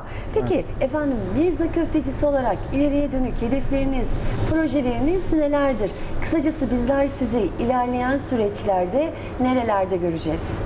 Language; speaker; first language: Turkish; native; Turkish